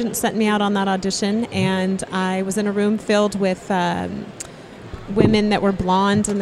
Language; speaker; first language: English; native; English